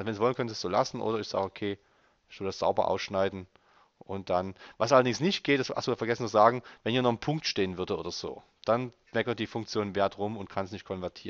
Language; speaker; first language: German; native; German